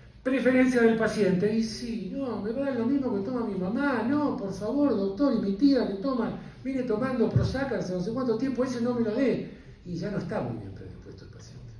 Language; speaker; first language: Spanish; native; Spanish